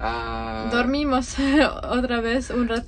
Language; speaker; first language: Spanish; non-native, learner; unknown